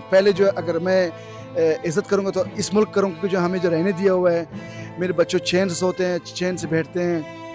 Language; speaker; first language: Hindi; non-native, fluent; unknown